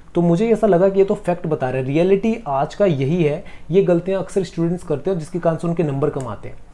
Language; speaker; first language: Hindi; native; Hindi